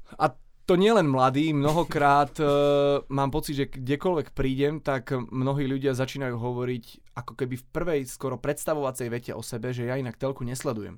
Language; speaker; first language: Slovak; native; Slovak